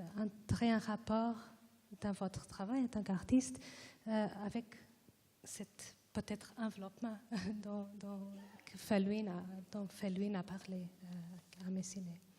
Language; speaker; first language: French; non-native, fluent; Portuguese